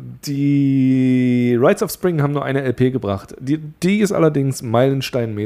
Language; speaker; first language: German; native; German